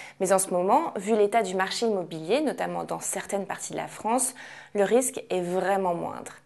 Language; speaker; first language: French; native; French